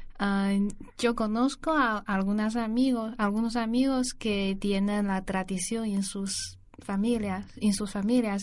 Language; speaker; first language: Spanish; non-native, learner; Chinese